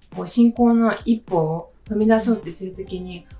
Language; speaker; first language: Japanese; native; Japanese